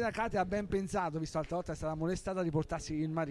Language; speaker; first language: Italian; native; Italian